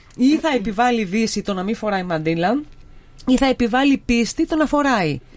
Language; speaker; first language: Greek; native; Greek